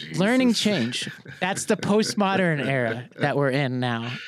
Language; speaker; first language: English; native; English